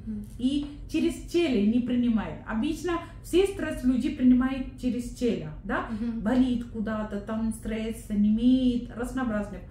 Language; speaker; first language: Russian; non-native, learner; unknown